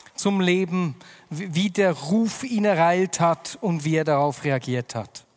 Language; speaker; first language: German; native; German